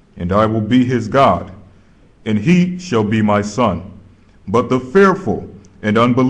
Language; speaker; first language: English; native; English